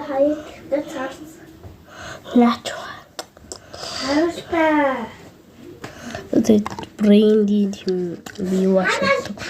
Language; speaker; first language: Mongolian; early bilingual, heritage; Mongolian